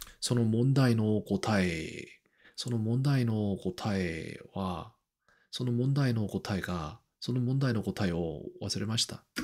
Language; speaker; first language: Japanese; non-native, learner; Korean